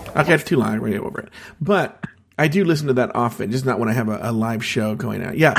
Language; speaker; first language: English; native; English